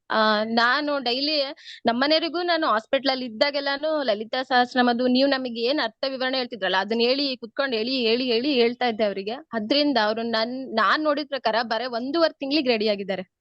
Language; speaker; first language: Kannada; native; Kannada